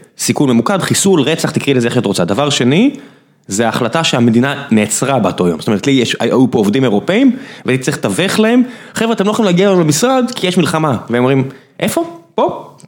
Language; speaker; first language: Hebrew; native; Hebrew